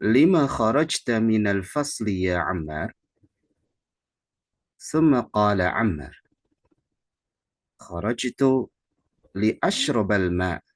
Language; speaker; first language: Arabic; non-native, fluent; Indonesian